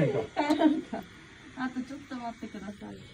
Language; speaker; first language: Japanese; native; Japanese